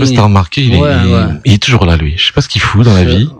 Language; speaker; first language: French; native; French